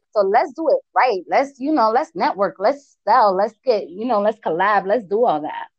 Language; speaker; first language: English; early bilingual, other home language; Spanish